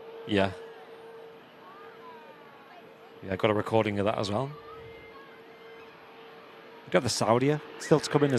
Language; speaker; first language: English; native; English